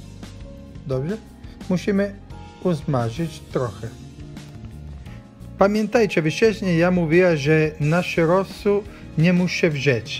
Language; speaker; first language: Polish; non-native, learner; Italian